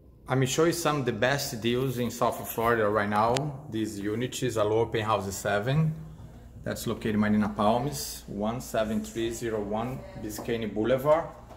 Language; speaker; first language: English; non-native, fluent; Portuguese